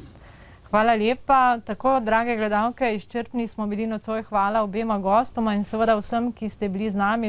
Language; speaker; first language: Slovenian; native; Slovenian